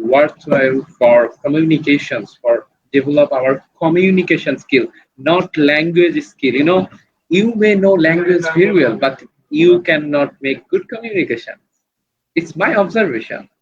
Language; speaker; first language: English; non-native, learner; Bangla